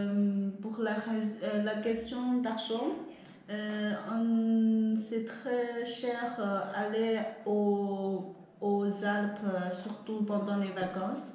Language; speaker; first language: French; non-native, learner; Chinese